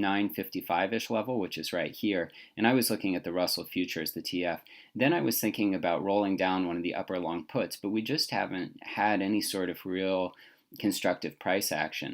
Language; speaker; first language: English; native; English